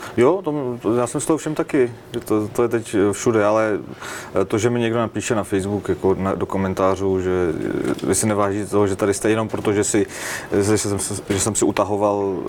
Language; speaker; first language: Czech; early bilingual, other home language; Armenian